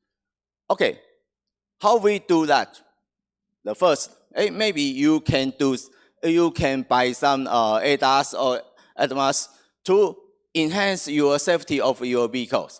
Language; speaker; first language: English; non-native, fluent; Chinese